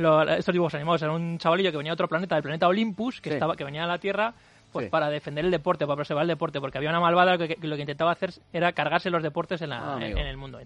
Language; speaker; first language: Spanish; native; Spanish